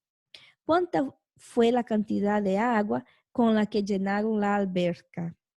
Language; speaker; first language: Spanish; non-native, fluent; Portuguese